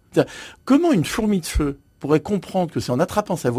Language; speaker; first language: French; native; French